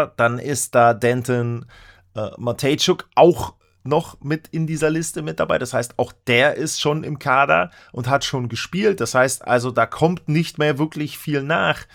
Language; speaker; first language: German; native; German